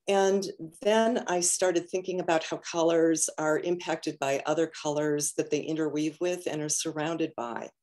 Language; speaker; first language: English; native; English